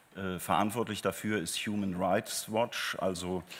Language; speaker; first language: German; native; German